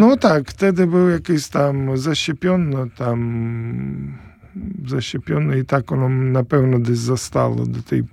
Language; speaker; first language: Polish; non-native, fluent; Ukrainian